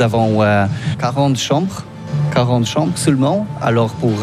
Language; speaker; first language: French; non-native, learner; Polish